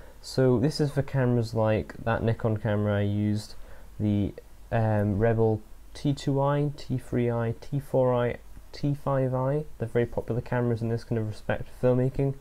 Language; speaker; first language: English; native; English